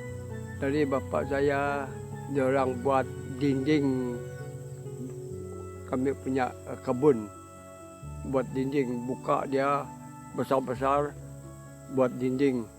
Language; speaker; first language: Indonesian; non-native, local second language; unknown